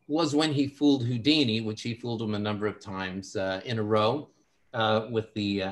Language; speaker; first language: English; native; English